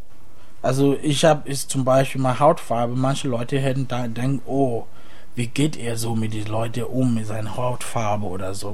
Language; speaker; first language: German; non-native, fluent; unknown